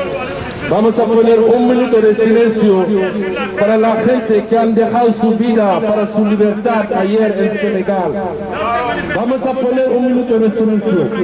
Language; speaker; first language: Spanish; non-native, fluent; Wolof